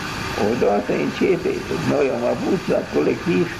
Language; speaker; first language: Romanian; non-native, local second language; German